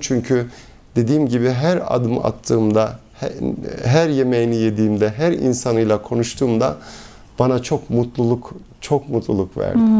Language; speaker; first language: Turkish; early bilingual, heritage; Turkish